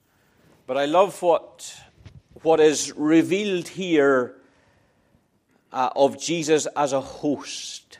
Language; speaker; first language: English; native; English